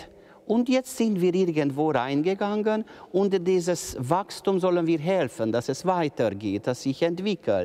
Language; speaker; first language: German; non-native, local second language; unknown